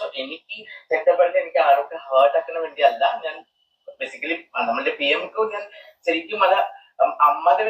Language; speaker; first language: Malayalam; non-native, fluent; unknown